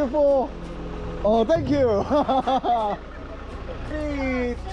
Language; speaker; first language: English; non-native, learner; Korean